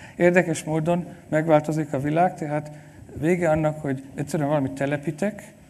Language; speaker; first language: Hungarian; non-native, fluent; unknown